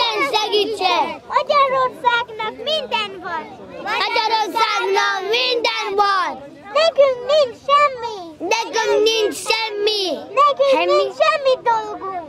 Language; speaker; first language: Hungarian; non-native, learner; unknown